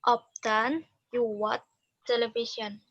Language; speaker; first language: English; non-native, learner; Indonesian